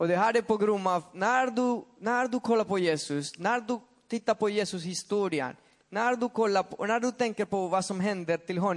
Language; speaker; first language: Swedish; non-native, fluent; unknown